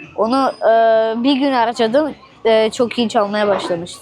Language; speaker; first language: Turkish; early bilingual, other home language; Russian